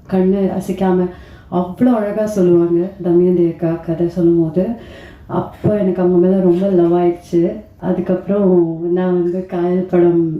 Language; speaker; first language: Tamil; native; Tamil